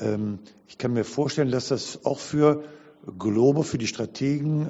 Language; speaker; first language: German; native; German